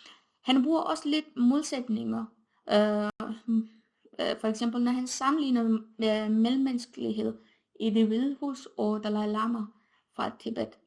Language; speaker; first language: Danish; non-native, fluent; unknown